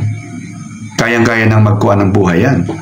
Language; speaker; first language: Filipino; non-native, local second language; Cebuano